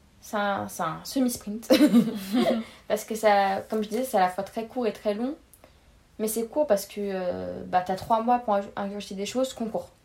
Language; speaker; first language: French; native; French